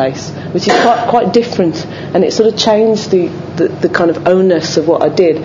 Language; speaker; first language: English; native; English